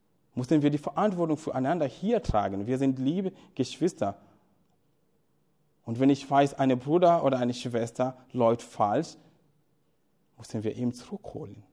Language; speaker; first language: German; non-native, fluent; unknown